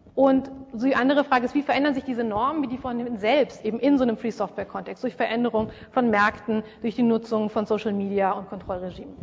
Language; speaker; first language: German; native; German